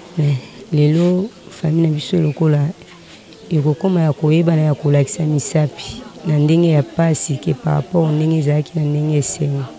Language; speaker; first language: Lingala; native; Lingala